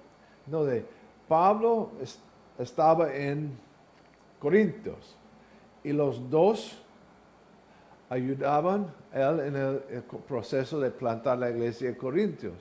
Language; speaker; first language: Spanish; non-native, learner; English